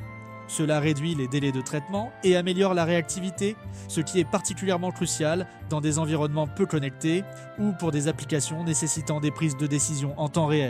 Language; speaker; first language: French; native; French